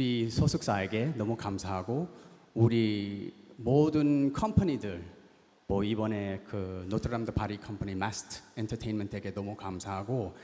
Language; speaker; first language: Korean; early bilingual, heritage; English